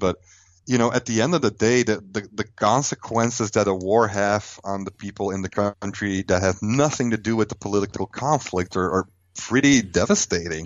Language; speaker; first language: English; non-native, fluent; Dutch